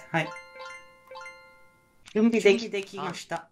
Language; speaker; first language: Japanese; non-native, learner; Italian